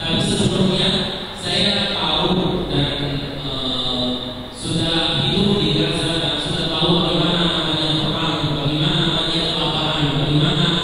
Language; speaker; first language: Indonesian; non-native, fluent; Arabic